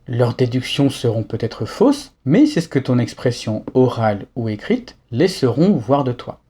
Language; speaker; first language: French; native; French